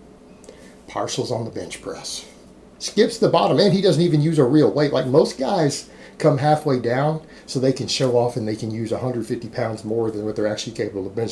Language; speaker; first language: English; native; English